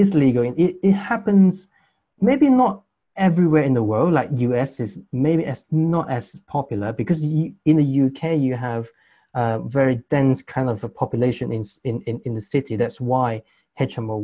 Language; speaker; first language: English; non-native, local second language; Chinese